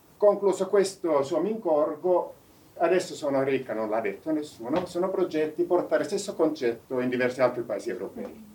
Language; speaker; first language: Italian; non-native, fluent; Finnish